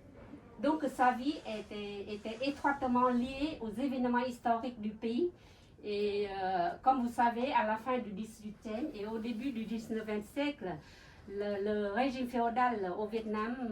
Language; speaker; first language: French; non-native, fluent; Vietnamese